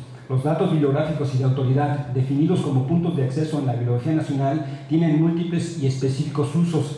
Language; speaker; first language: Spanish; native; Spanish